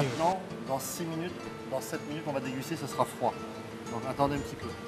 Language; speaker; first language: French; native; French